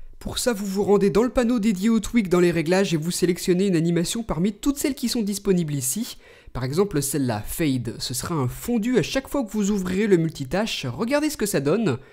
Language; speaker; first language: French; native; French